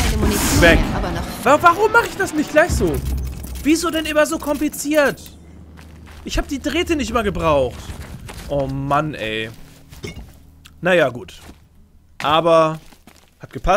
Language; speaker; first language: German; native; German